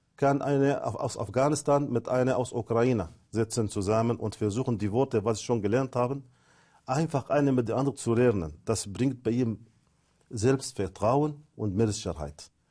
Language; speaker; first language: German; non-native, fluent; Arabic